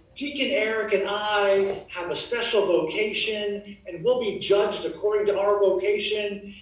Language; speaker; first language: English; native; English